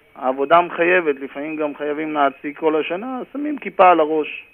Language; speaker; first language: Hebrew; native; Hebrew